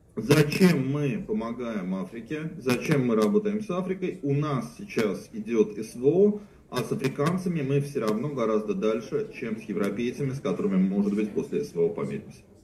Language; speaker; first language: Russian; native; Russian